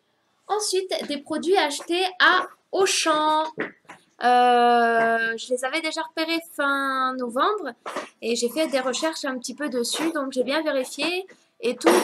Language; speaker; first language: French; native; French